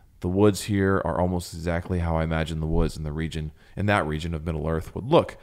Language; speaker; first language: English; native; English